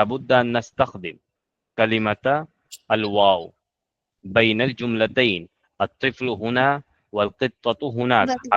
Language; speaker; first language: Arabic; non-native, fluent; Urdu